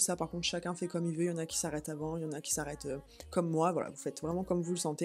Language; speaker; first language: French; native; French